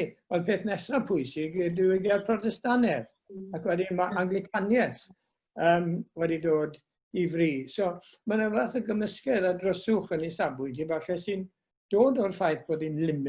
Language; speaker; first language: Welsh; native; Welsh